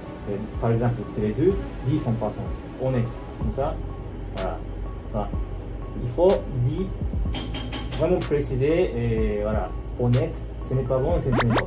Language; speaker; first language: French; non-native, learner; Japanese